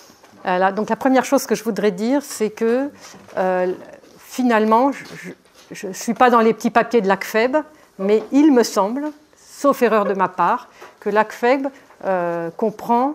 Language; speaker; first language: French; native; French